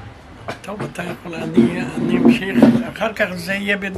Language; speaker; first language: Hebrew; non-native, fluent; Portuguese